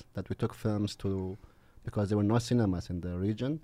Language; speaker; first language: English; non-native, fluent; Arabic